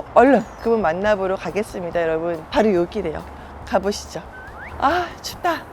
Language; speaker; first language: Korean; native; Korean